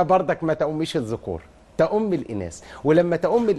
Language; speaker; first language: Arabic; native; Arabic